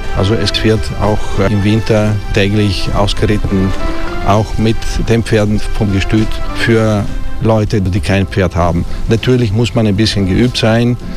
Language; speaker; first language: German; non-native, fluent; Italian